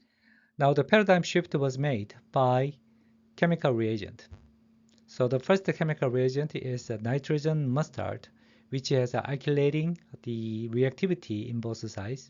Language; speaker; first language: English; non-native, fluent; Korean